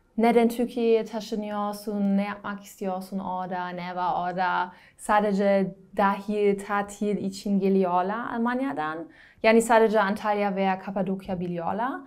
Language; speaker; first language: Turkish; non-native, learner; German